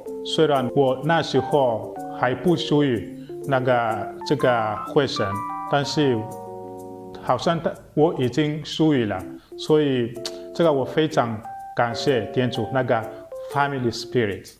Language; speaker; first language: Chinese; non-native, fluent; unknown